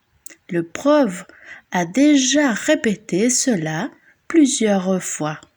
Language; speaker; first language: French; non-native, fluent; Spanish